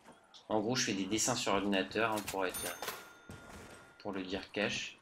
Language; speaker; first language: French; native; French